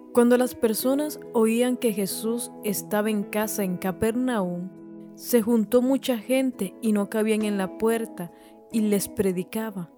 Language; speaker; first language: Spanish; native; Spanish